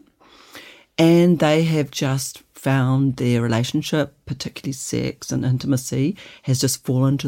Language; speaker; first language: English; native; English